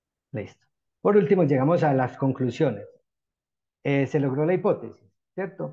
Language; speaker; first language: Spanish; native; Spanish